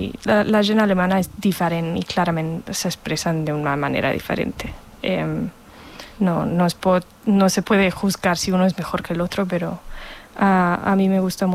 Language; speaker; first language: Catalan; non-native, fluent; German